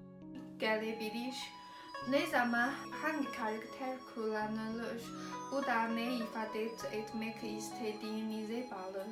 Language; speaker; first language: Turkish; non-native, learner; Chinese